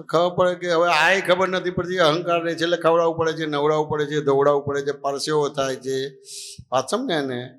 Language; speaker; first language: Gujarati; native; Gujarati